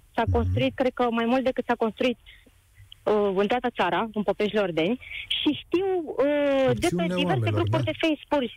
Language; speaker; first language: Romanian; native; Romanian